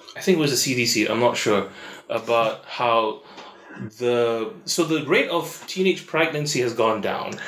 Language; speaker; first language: English; non-native, local second language; Malay